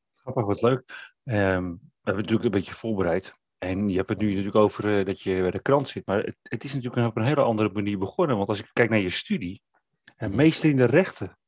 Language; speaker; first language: Dutch; native; Dutch